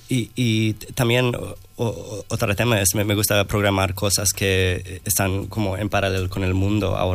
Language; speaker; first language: Spanish; non-native, learner; English